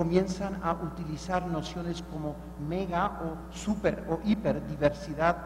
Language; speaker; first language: Spanish; non-native, fluent; German